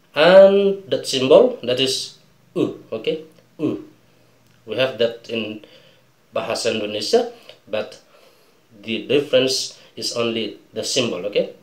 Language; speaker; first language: English; non-native, fluent; Indonesian